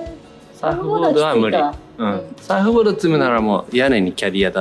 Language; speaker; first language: Japanese; native; Japanese